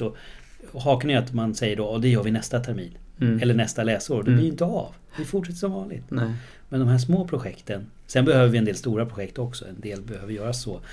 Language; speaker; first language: Swedish; native; Swedish